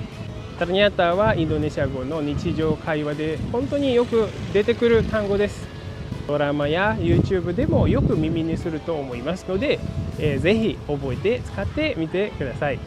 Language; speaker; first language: Japanese; non-native, fluent; Indonesian